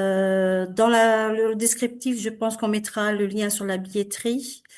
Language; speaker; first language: French; native; French